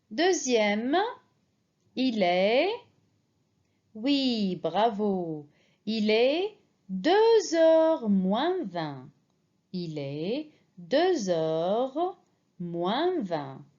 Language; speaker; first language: French; non-native, fluent; Arabic